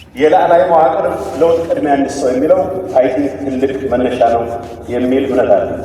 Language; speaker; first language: Amharic; non-native, local second language; Tigrinya